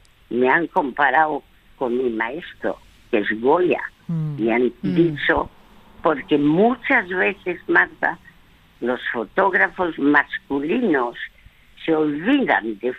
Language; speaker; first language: Spanish; early bilingual, other home language; French